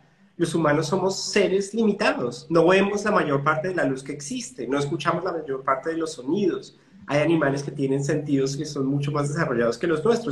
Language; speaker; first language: Spanish; native; Spanish